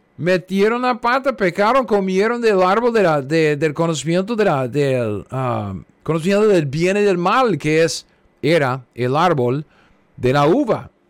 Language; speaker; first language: Spanish; non-native, fluent; English